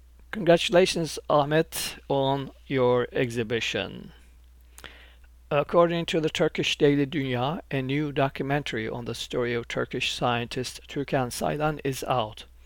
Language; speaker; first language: English; non-native, fluent; Turkish